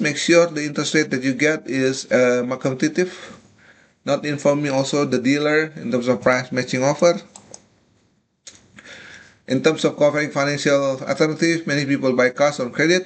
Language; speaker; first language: English; non-native, fluent; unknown